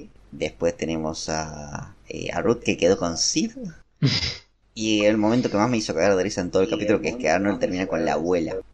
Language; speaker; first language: Spanish; native; Spanish